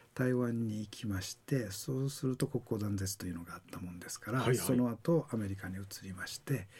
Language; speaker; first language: Japanese; native; Japanese